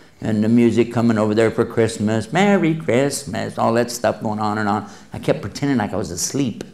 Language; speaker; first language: English; native; English